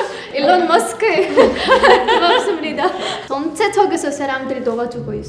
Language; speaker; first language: Korean; non-native, fluent; Ukrainian